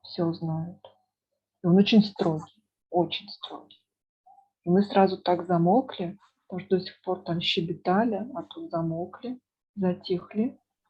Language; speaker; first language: Russian; native; Russian